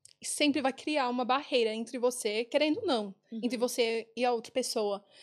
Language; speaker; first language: Portuguese; non-native, fluent; English